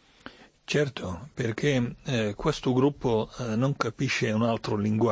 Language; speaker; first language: Italian; non-native, fluent; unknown